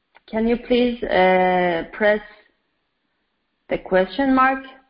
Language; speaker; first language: English; non-native, fluent; Persian